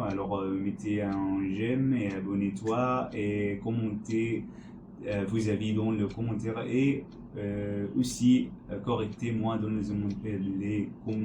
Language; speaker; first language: French; non-native, learner; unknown